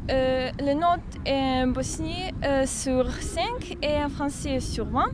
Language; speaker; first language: French; non-native, learner; Bosnian